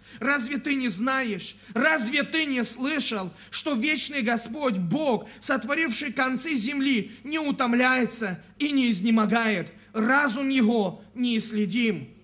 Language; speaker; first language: Russian; non-native, local second language; Armenian